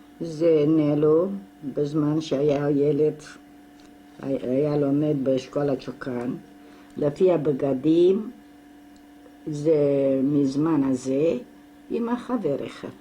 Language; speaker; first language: Hebrew; non-native, fluent; Romanian